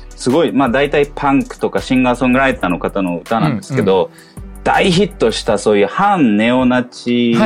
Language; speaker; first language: Japanese; early bilingual, heritage; German